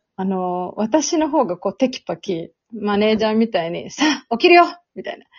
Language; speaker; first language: Japanese; early bilingual, heritage; Serbian